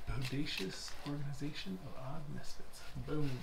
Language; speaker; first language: English; native; English